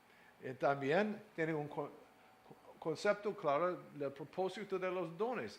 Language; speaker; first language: Spanish; non-native, fluent; English